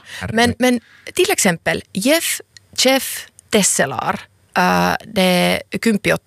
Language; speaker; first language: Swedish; non-native, local second language; Finnish